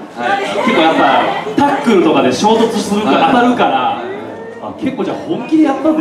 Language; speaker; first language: Japanese; native; Japanese